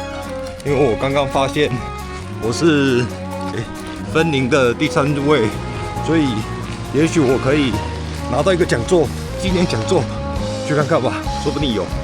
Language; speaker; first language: Chinese; native; Chinese